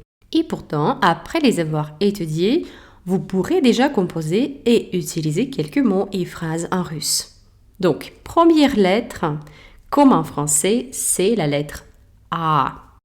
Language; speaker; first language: French; non-native, fluent; Russian